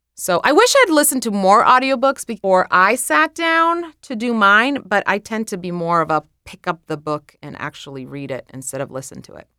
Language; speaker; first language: English; non-native, fluent; Croatian